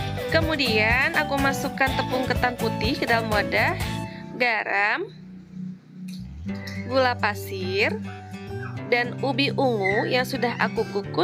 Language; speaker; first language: Indonesian; native; Indonesian